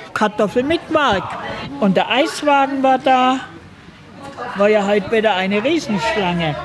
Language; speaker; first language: German; native; German